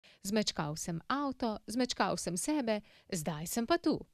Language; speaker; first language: Slovenian; native; Slovenian